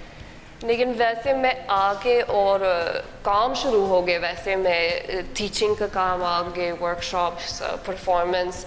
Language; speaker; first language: Hindi; non-native, learner; English